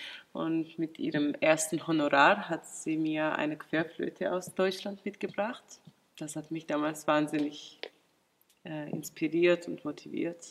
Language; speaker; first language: German; non-native, fluent; Georgian